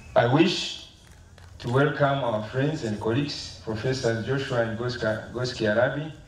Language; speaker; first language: English; non-native, local second language; Swahili